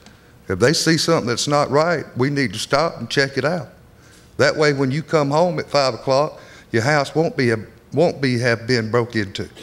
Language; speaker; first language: English; native; English